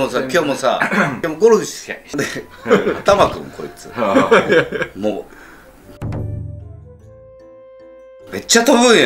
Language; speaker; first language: Japanese; native; Japanese